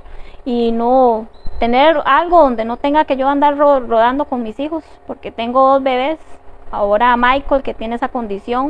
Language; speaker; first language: Spanish; native; Spanish